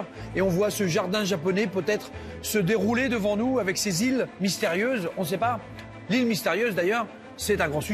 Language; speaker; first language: French; native; French